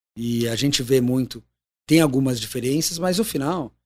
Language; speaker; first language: Portuguese; native; Portuguese